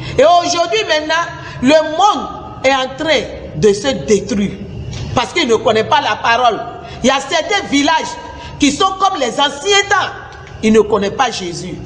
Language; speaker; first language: French; non-native, local second language; Susu